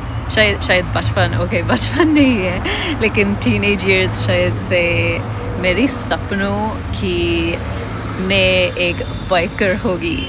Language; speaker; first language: Hindi; non-native, learner; English